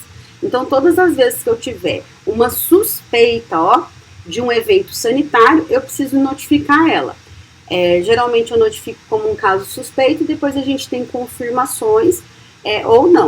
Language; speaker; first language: Portuguese; native; Portuguese